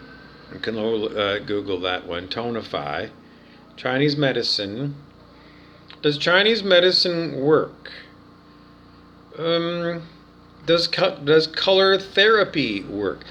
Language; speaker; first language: English; native; English